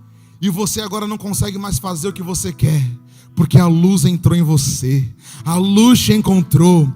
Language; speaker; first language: Portuguese; native; Portuguese